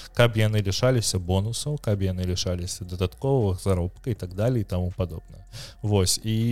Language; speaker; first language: Belarusian; non-native, local second language; Russian